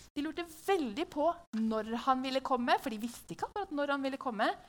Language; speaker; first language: Norwegian; native; Norwegian